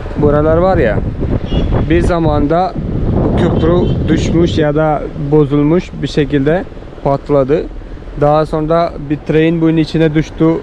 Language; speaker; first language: Turkish; non-native, fluent; Malayalam